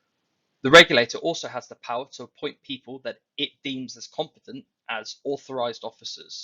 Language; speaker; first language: English; native; English